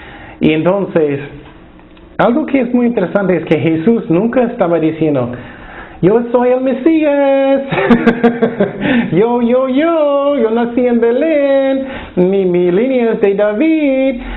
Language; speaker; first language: Spanish; non-native, fluent; English